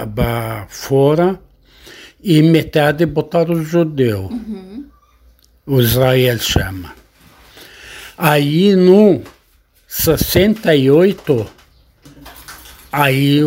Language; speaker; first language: Portuguese; non-native, learner; Arabic